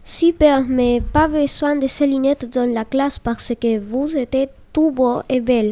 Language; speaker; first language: French; non-native, learner; Spanish